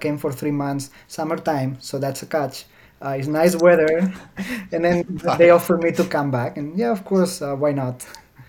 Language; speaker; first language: English; non-native, fluent; Spanish